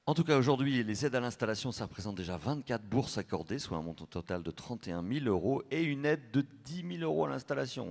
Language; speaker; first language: French; native; French